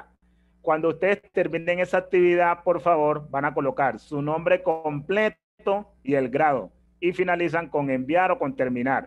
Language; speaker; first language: Spanish; native; Spanish